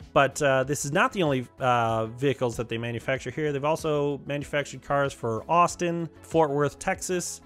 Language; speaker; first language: English; native; English